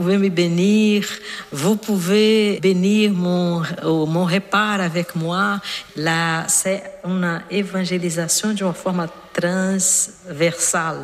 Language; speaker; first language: French; non-native, fluent; Portuguese